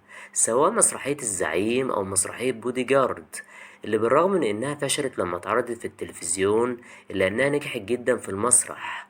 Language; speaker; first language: Arabic; native; Arabic